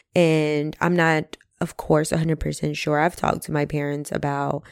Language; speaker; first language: English; early bilingual, other home language; Spanish